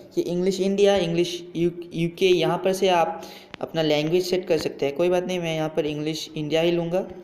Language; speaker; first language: Hindi; non-native, local second language; Bangla